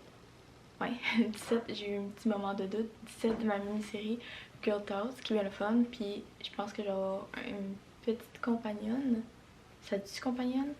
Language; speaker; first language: French; native; French